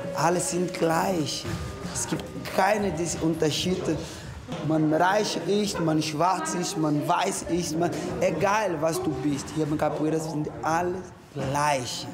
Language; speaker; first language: German; non-native, learner; Portuguese